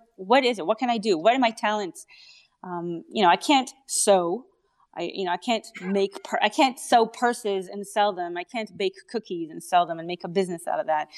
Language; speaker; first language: English; native; English